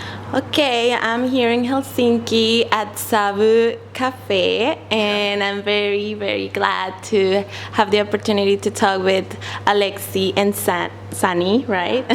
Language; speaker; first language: English; non-native, fluent; Spanish